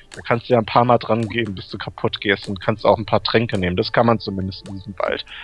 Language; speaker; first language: German; native; German